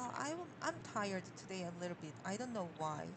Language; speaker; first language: English; non-native, learner; Korean